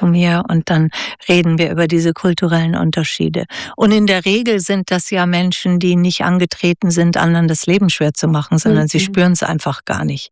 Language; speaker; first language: German; native; German